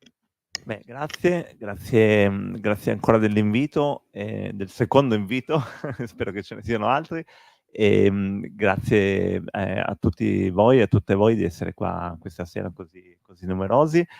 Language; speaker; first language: Italian; native; Italian